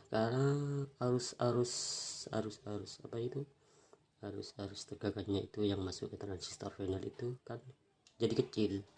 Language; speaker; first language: Indonesian; non-native, local second language; Madurese